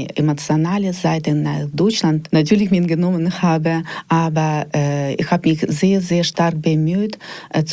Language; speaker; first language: German; non-native, learner; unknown